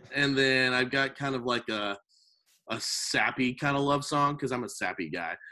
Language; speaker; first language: English; native; English